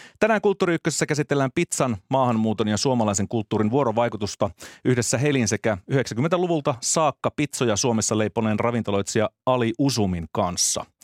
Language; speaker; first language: Finnish; native; Finnish